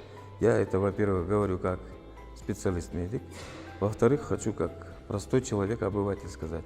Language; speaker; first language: Russian; native; Russian